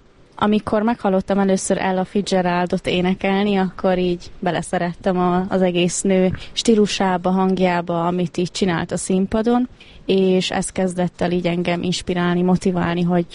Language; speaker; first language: Hungarian; native; Hungarian